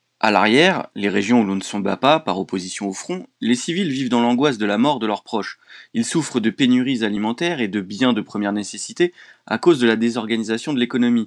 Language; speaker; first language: French; native; French